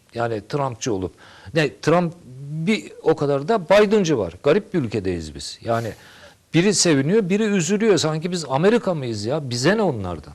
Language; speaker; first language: Turkish; native; Turkish